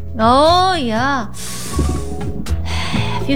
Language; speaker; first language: English; non-native, learner; Korean